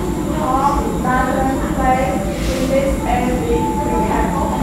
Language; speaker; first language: English; non-native, learner; Khmer